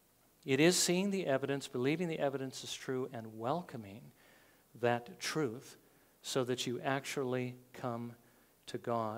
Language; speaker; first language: English; native; English